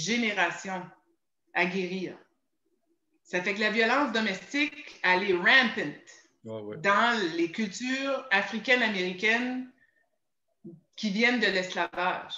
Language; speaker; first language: French; native; French